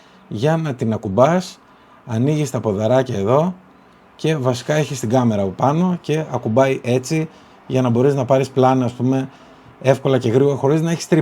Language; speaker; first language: Greek; native; Greek